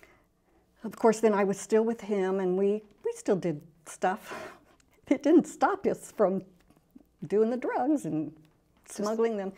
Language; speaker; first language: English; native; English